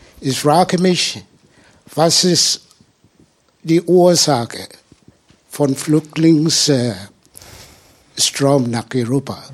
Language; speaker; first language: German; non-native, learner; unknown